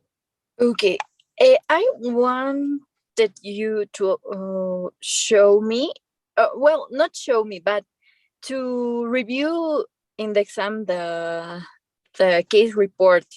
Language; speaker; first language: English; non-native, learner; Spanish